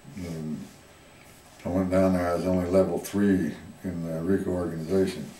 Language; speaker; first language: English; native; English